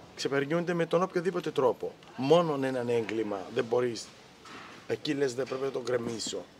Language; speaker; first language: Greek; native; Greek